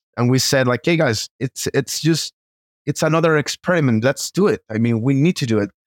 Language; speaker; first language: English; non-native, fluent; Spanish